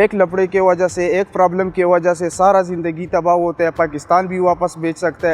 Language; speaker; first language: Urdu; non-native, local second language; Pashto